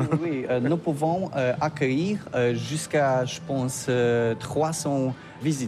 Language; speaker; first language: French; non-native, learner; Polish